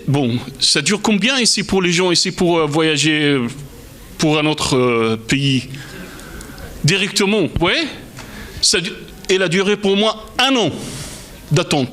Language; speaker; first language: French; non-native, fluent; Arabic